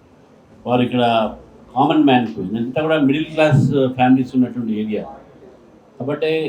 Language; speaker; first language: Telugu; native; Telugu